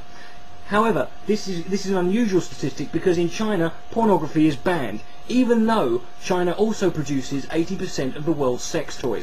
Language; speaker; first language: English; native; English